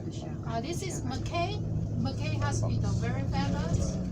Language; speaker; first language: English; non-native, learner; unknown